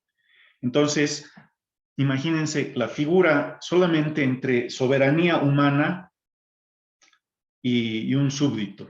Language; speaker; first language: Spanish; native; Spanish